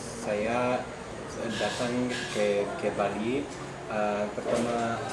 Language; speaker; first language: Indonesian; non-native, learner; English